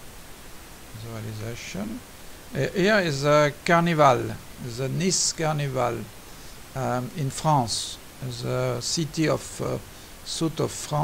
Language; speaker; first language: English; non-native, learner; French